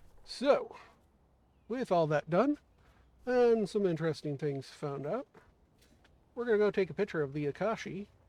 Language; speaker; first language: English; native; English